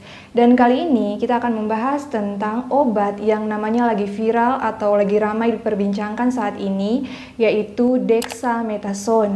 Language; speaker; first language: Indonesian; native; Indonesian